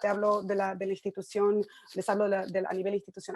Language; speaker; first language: Spanish; native; Spanish